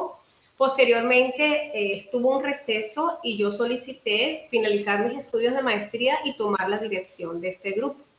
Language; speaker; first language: Spanish; native; Spanish